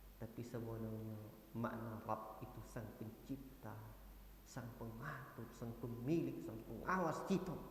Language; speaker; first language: Malay; non-native, local second language; Minangkabau